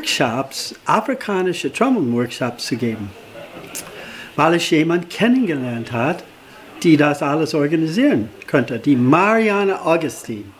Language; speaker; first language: German; non-native, fluent; English